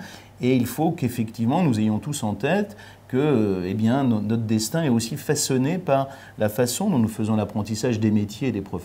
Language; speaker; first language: French; native; French